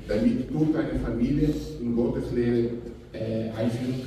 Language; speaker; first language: German; non-native, fluent; Portuguese